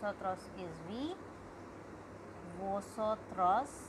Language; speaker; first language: Spanish; non-native, learner; Hindi